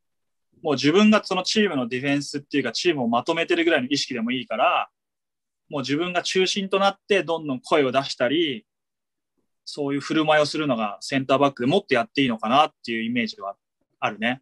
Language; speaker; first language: Japanese; native; Japanese